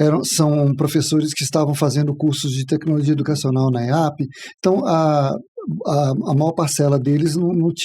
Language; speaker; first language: Portuguese; native; Portuguese